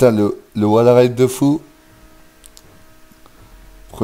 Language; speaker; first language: French; native; French